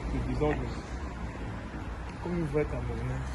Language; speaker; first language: French; non-native, fluent; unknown